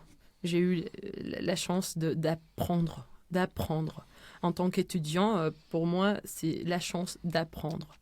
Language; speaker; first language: French; non-native, fluent; Spanish